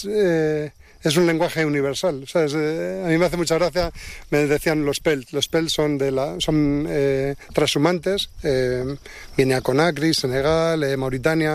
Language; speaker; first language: Spanish; native; Spanish